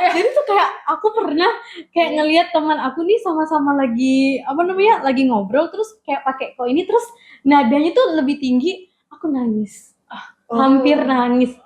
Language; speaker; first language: Indonesian; native; Indonesian